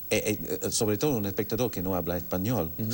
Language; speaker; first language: Spanish; non-native, fluent; English